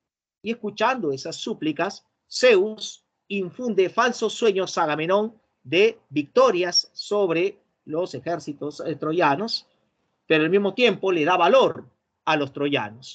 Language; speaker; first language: Spanish; native; Spanish